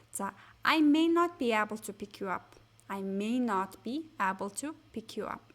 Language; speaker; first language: English; non-native, fluent; Mongolian